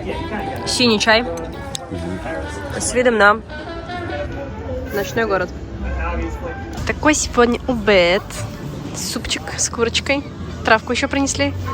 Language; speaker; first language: Russian; native; Russian